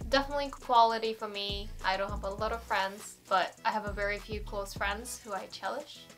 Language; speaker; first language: English; non-native, fluent; Japanese